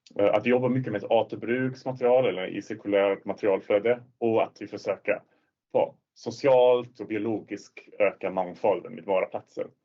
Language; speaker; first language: Swedish; non-native, fluent; Swiss German